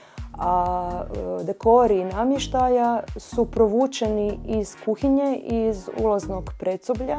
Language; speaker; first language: Croatian; native; Croatian